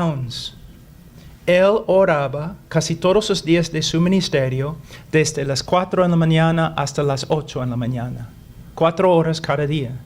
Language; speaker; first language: Spanish; non-native, fluent; English